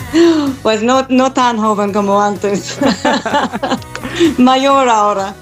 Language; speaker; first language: Spanish; non-native, learner; English